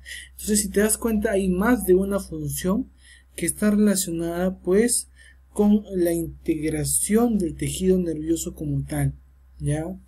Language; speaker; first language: Spanish; native; Spanish